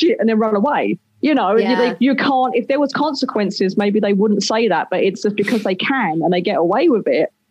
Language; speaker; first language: English; native; English